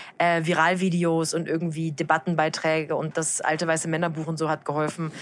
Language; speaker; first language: German; native; German